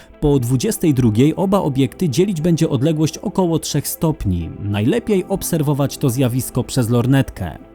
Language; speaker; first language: Polish; native; Polish